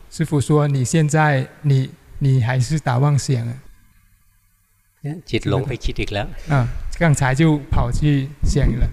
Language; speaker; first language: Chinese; non-native, fluent; Thai